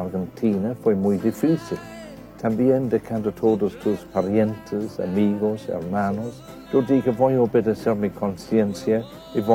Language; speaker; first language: Spanish; non-native, fluent; English